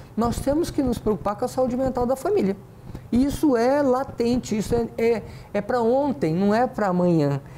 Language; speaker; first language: Portuguese; native; Portuguese